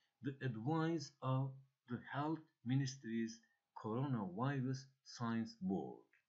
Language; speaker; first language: English; non-native, fluent; Turkish